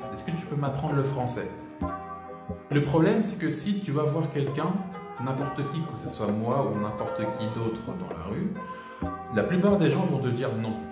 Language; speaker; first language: French; native; French